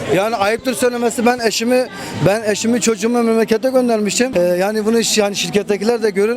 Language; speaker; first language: Turkish; non-native, local second language; Kurdish